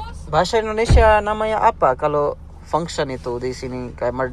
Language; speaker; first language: Indonesian; non-native, learner; Urdu